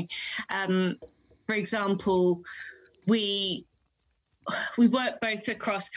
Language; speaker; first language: English; native; English